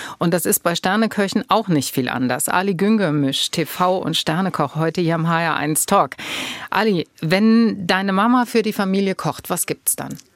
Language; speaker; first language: German; native; German